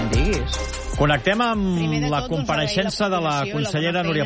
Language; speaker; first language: Catalan; native; Catalan